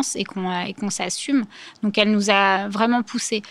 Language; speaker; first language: French; native; French